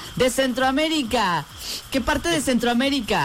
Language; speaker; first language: Spanish; native; Spanish